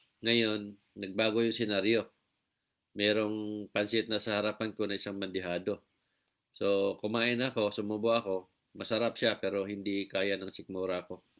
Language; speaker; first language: Filipino; non-native, local second language; Cebuano